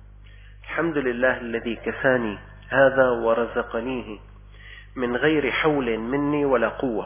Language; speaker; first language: Arabic; native; Arabic